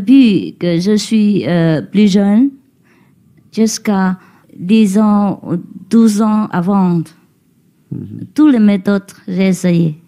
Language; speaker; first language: French; non-native, learner; Vietnamese